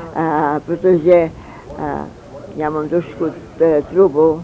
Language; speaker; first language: Czech; early bilingual, heritage; Czech